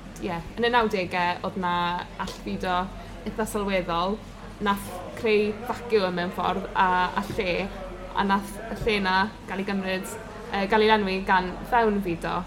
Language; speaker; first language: Welsh; native; Welsh